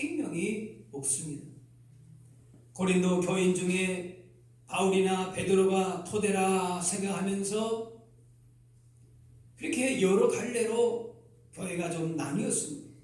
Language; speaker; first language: Korean; native; Korean